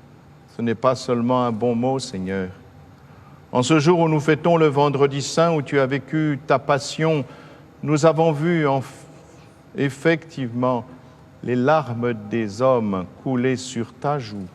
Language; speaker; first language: French; native; French